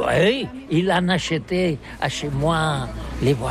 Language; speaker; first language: French; non-native, learner; Catalan